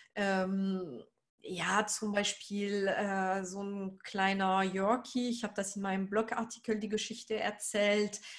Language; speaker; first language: German; non-native, fluent; French